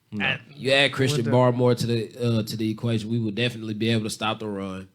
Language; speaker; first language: English; native; English